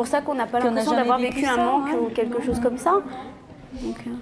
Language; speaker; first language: French; native; French